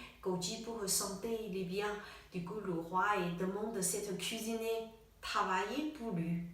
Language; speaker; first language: French; non-native, learner; Chinese